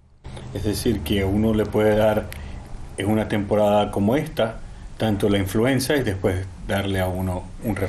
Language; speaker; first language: Spanish; native; Spanish